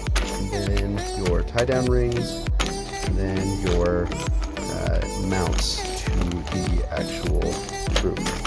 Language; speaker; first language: English; native; English